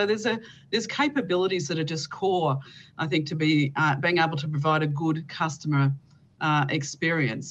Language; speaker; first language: English; native; English